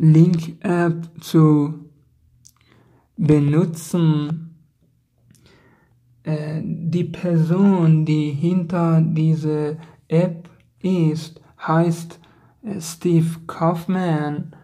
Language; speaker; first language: German; non-native, learner; Persian